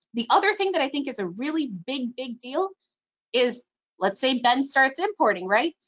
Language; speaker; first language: English; native; English